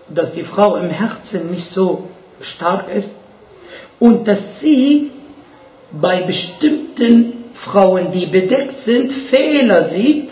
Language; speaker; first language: German; non-native, fluent; Arabic